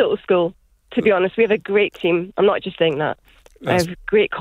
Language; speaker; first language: English; native; English